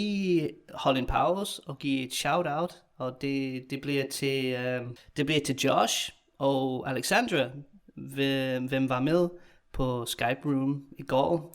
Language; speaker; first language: Danish; native; Danish